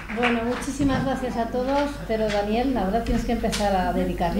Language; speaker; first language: Spanish; native; Spanish